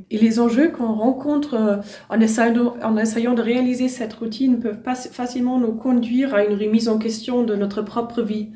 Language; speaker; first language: French; non-native, learner; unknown